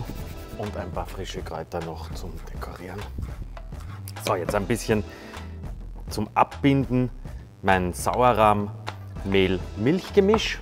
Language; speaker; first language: German; native; German